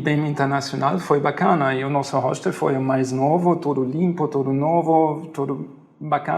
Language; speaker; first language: Portuguese; non-native, fluent; German